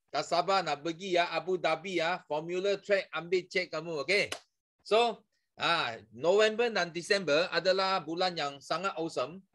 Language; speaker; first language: Malay; non-native, local second language; Chinese